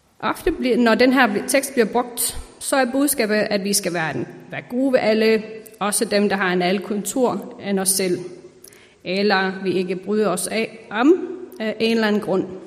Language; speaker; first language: Danish; non-native, fluent; Icelandic